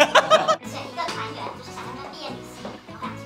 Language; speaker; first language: Chinese; native; Chinese